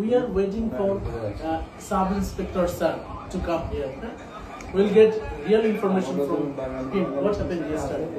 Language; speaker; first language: English; non-native, fluent; Bangla